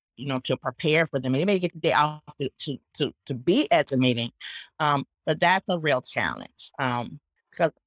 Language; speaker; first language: English; native; English